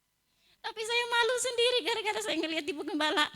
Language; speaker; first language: Indonesian; native; Indonesian